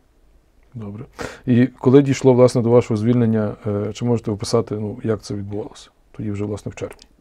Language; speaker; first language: Ukrainian; native; Ukrainian